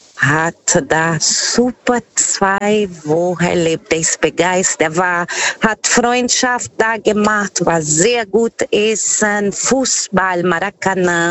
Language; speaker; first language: German; non-native, learner; Portuguese